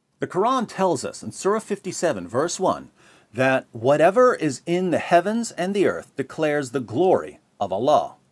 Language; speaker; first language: English; native; English